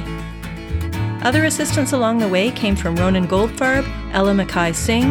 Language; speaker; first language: English; native; English